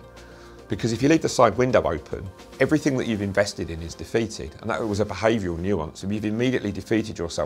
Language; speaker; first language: English; native; English